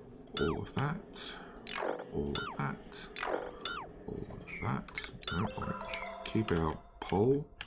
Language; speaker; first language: English; native; English